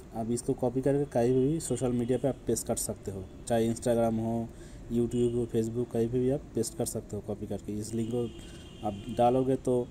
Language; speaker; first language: Hindi; non-native, local second language; Bangla